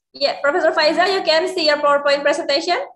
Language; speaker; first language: English; non-native, learner; Indonesian